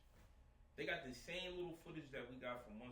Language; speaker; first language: English; native; English